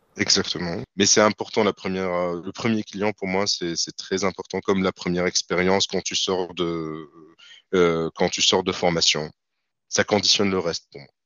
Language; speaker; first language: French; non-native, local second language; Arabic